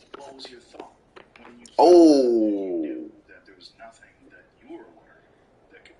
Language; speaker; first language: English; native; English